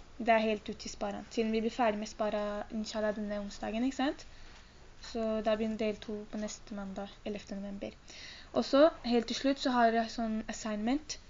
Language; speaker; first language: Norwegian; early bilingual, other home language; Urdu